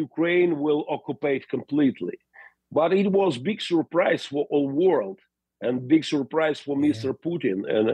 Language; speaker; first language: English; non-native, learner; Russian